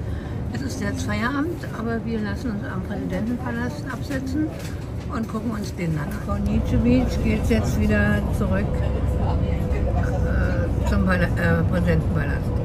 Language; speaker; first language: German; native; German